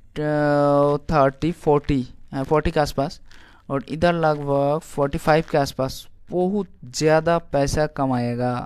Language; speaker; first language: Hindi; non-native, local second language; Bangla